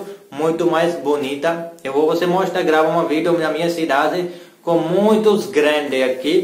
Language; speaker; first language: Portuguese; non-native, learner; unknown